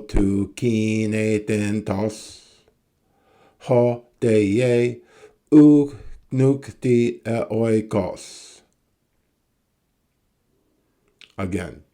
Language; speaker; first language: Greek; non-native, fluent; English